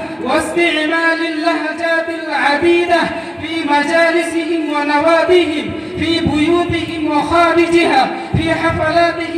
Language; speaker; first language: Arabic; non-native, learner; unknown